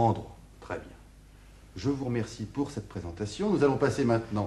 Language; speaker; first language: French; native; French